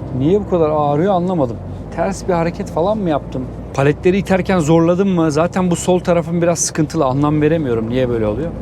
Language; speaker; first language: Turkish; native; Turkish